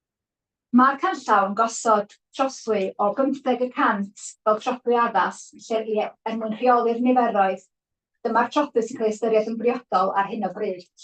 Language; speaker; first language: Welsh; native; Welsh